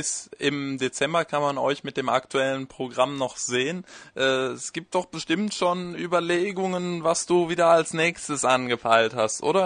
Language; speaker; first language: German; native; German